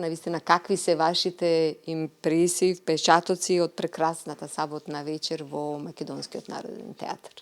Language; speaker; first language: Macedonian; native; Macedonian